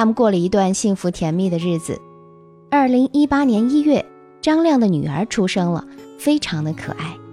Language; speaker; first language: Chinese; native; Chinese